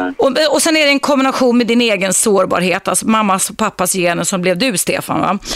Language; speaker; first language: Swedish; native; Swedish